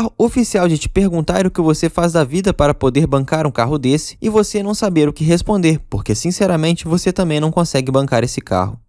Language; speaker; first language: Portuguese; native; Portuguese